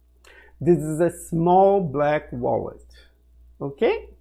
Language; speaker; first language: English; non-native, fluent; Portuguese